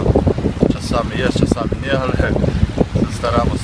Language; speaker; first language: Polish; non-native, learner; Slovenian